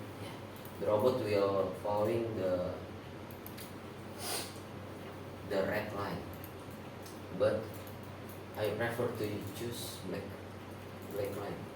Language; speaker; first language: English; non-native, learner; Indonesian